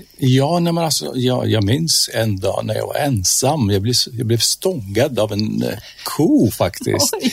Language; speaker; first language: Swedish; non-native, fluent; Persian